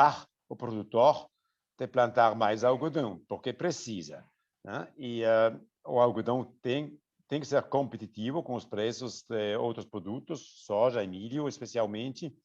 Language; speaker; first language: Portuguese; non-native, fluent; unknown